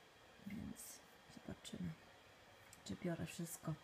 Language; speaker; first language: Polish; non-native, fluent; Italian